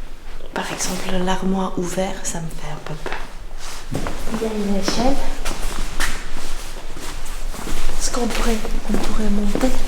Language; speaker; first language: French; non-native, learner; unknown